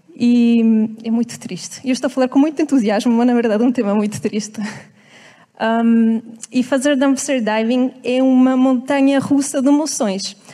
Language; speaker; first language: Portuguese; non-native, fluent; Italian